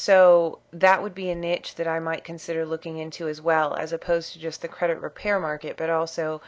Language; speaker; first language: English; native; English